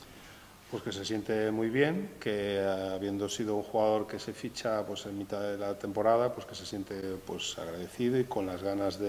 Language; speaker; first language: Spanish; native; Spanish